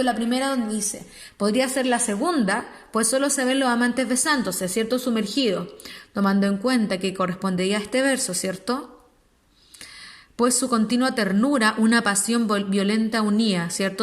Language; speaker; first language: Spanish; native; Spanish